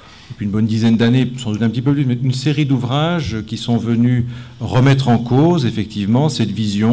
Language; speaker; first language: French; native; French